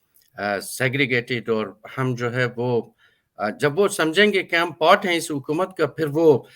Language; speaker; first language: Hindi; non-native, fluent; Persian